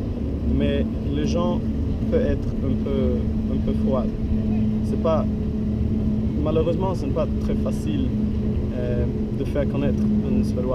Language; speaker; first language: French; non-native, learner; Swedish